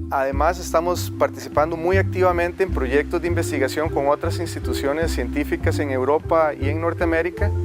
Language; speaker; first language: Spanish; native; Spanish